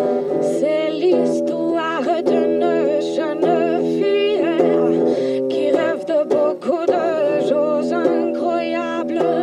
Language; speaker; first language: French; non-native, fluent; Catalan